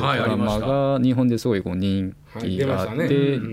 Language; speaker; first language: Japanese; non-native, fluent; Korean